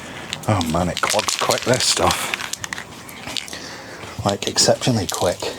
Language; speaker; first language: English; native; English